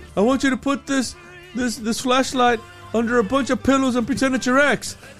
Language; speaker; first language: English; native; English